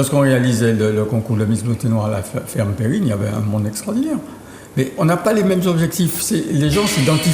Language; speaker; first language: French; native; French